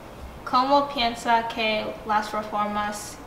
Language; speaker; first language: Spanish; non-native, learner; English